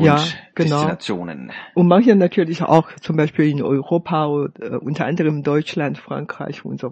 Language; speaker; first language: German; non-native, fluent; Chinese